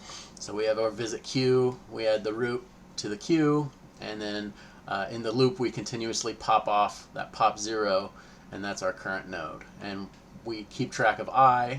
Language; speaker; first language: English; native; English